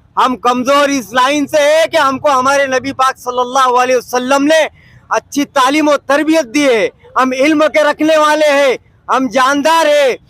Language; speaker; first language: Hindi; non-native, local second language; Urdu